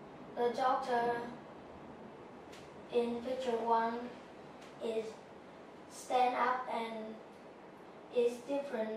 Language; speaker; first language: English; non-native, learner; Vietnamese